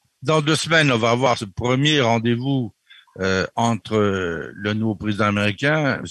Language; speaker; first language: French; native; French